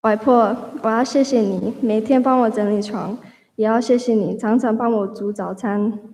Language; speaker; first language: Chinese; early bilingual, heritage; Chinese